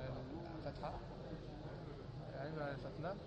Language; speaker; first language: Arabic; non-native, learner; French